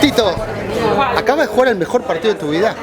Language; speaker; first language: Spanish; native; Spanish